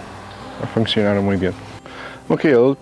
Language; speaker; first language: Spanish; non-native, fluent; English